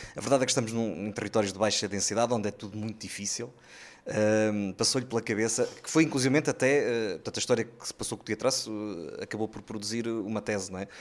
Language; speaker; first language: Portuguese; native; Portuguese